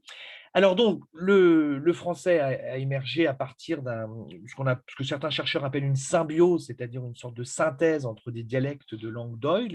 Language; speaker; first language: French; native; French